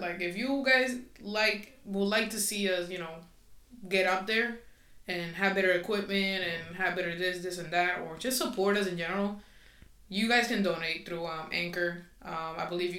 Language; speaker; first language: English; non-native, fluent; Spanish